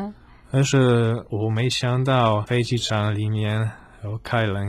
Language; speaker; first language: Chinese; non-native, fluent; Polish